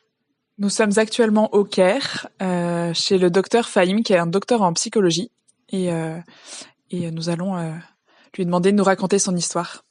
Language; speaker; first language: French; native; French